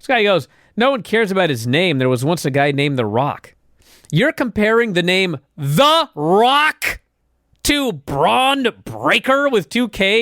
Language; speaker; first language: English; native; English